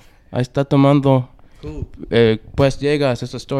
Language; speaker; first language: Spanish; early bilingual, heritage; Spanish